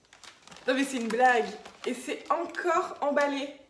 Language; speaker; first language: French; native; French